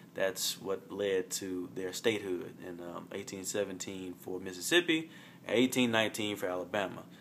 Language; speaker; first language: English; native; English